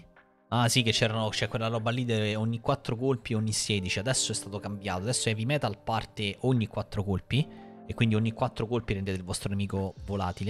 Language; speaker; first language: Italian; native; Italian